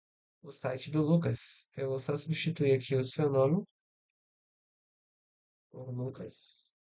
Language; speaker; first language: Portuguese; native; Portuguese